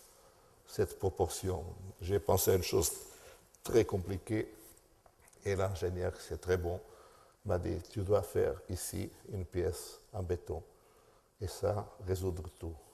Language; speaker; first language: French; non-native, fluent; Portuguese